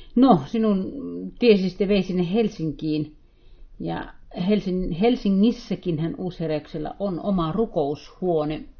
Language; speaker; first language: Finnish; native; Finnish